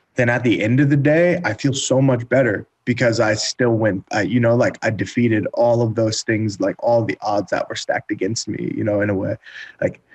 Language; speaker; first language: English; native; English